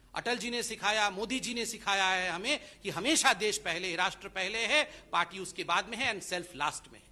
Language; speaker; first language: Hindi; non-native, local second language; Odia